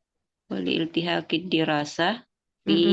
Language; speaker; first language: Arabic; non-native, learner; Indonesian